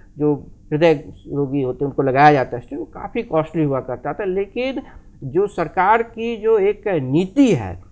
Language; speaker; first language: Hindi; native; Hindi